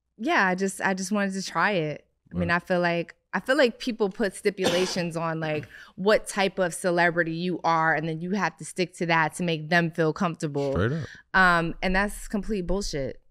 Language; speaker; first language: English; native; English